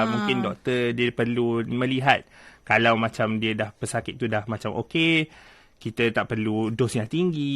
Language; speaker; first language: Malay; native; Malay